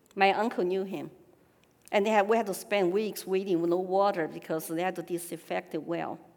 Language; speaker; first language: English; non-native, fluent; Chinese